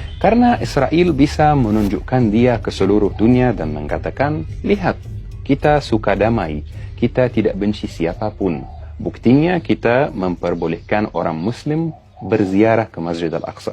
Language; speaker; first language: Indonesian; non-native, fluent; Arabic